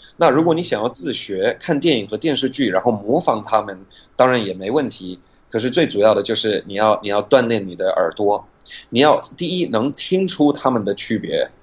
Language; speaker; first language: Chinese; non-native, fluent; English